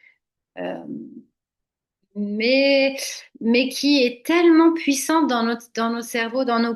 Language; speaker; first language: French; native; French